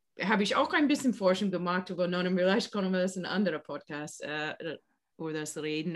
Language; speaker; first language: German; non-native, learner; English